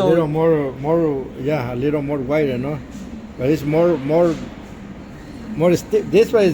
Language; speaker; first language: English; non-native, learner; Spanish